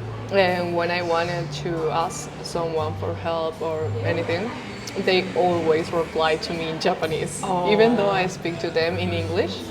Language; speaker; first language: English; non-native, fluent; Spanish